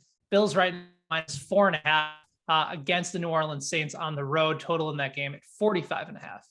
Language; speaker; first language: English; native; English